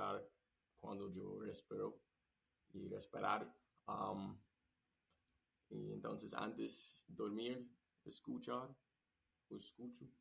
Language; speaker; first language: Spanish; non-native, learner; English